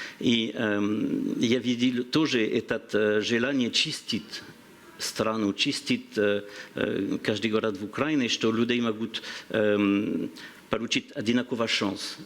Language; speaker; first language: Russian; non-native, learner; French